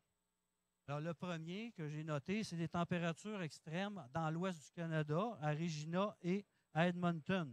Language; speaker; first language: French; native; French